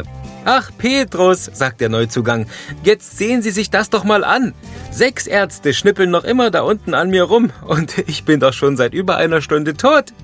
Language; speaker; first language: German; native; German